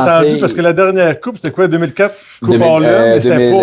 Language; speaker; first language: French; native; French